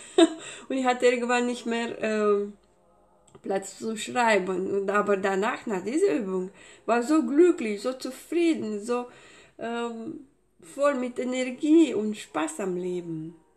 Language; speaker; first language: German; non-native, fluent; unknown